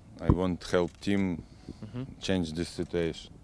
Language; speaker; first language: English; non-native, learner; Ukrainian